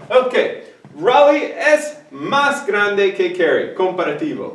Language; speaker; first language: Spanish; non-native, fluent; English